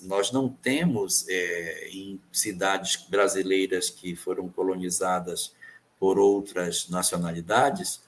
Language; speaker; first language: Portuguese; native; Portuguese